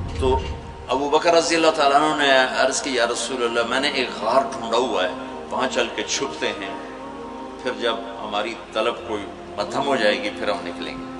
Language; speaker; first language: Urdu; non-native, local second language; Punjabi